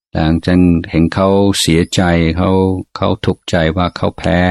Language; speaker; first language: Thai; non-native, fluent; English